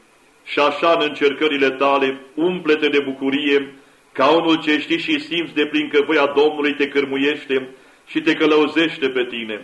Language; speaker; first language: Romanian; native; Romanian